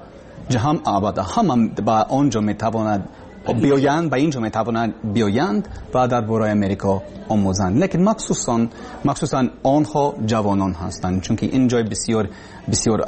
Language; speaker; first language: Persian; non-native, learner; English